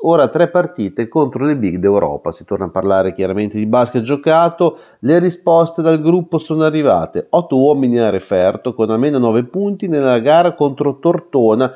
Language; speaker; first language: Italian; native; Italian